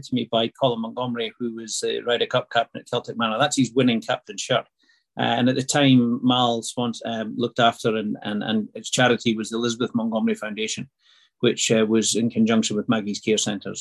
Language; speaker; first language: English; native; English